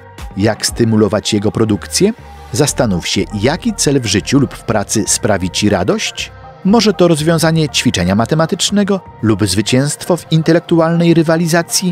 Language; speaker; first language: Polish; native; Polish